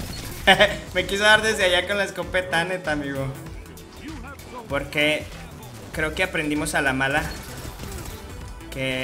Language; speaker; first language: Spanish; native; Spanish